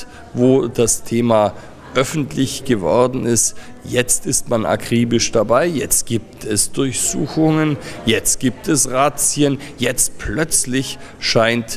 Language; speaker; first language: German; native; German